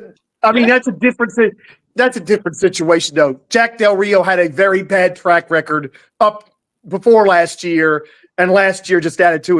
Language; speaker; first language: English; native; English